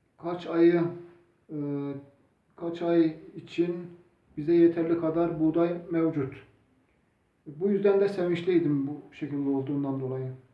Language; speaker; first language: Turkish; non-native, local second language; Zaza